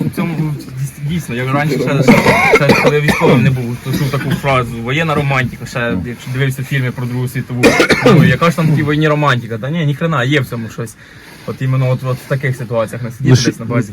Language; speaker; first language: Ukrainian; native; Ukrainian